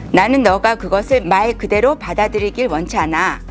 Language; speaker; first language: Korean; native; Korean